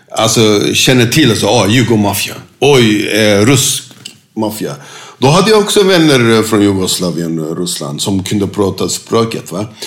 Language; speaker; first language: Swedish; non-native, fluent; Turkish